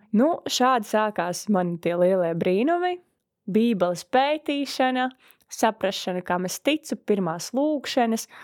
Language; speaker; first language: Latvian; early bilingual, other home language; Russian